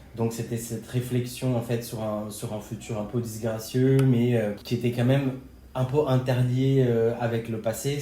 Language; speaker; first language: French; non-native, fluent; Portuguese